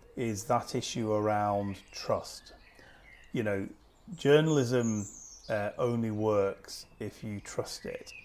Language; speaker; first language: English; native; English